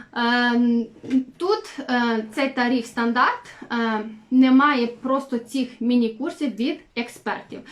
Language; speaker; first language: Ukrainian; non-native, local second language; Russian